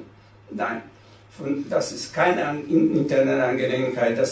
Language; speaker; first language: German; non-native, fluent; Polish